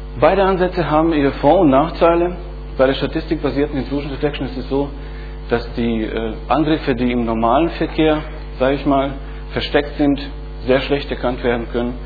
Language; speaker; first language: German; non-native, fluent; Bosnian